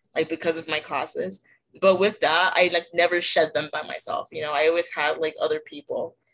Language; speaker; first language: English; native; English